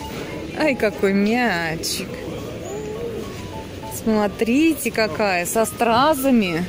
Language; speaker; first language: Russian; native; Russian